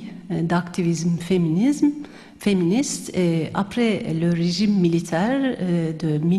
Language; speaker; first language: French; non-native, fluent; Turkish